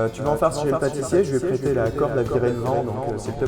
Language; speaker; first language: French; native; French